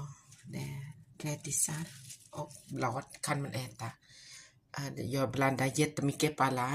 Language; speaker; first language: Swedish; non-native, learner; Thai